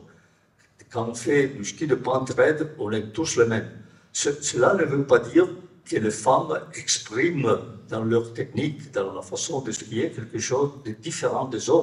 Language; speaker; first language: French; non-native, fluent; Italian